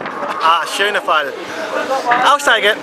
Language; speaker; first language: German; non-native, learner; Dutch